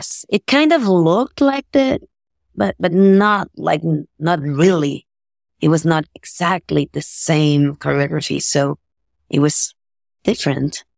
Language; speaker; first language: English; non-native, fluent; Spanish